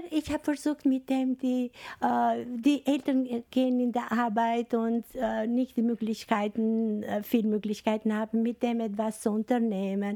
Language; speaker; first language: German; non-native, learner; Albanian